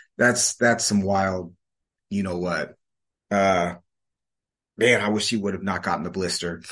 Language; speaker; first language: English; native; English